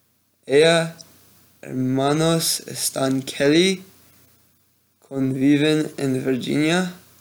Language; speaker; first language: Spanish; non-native, learner; English